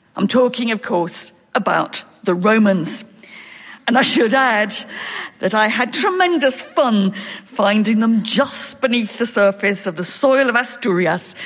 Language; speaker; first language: English; native; English